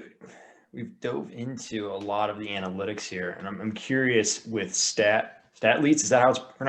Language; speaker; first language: English; native; English